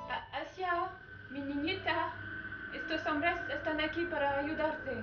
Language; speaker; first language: Spanish; non-native, learner; French